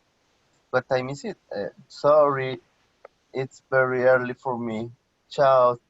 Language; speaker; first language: English; non-native, learner; Spanish